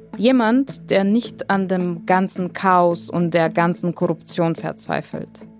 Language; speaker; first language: German; non-native, fluent; Bulgarian